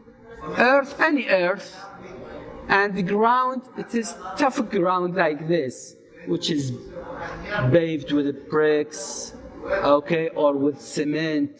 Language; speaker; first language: English; non-native, fluent; Arabic